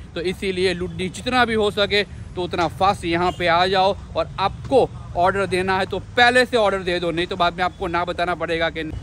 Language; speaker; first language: Hindi; non-native, local second language; Gujarati